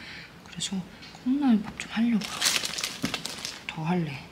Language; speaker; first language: Korean; native; Korean